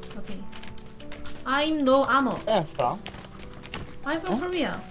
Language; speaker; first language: English; non-native, learner; Korean